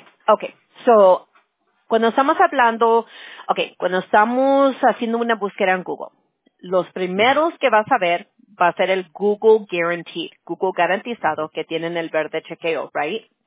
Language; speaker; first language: Spanish; early bilingual, heritage; Spanish